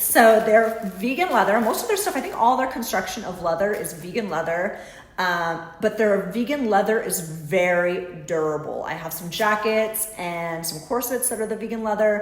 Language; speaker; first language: English; native; English